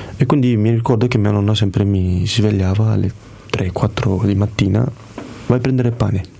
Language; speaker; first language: Italian; early bilingual, other home language; Kurdish